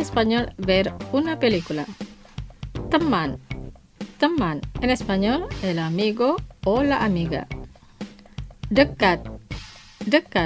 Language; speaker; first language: Spanish; non-native, fluent; Indonesian